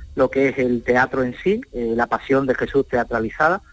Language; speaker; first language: Spanish; native; Spanish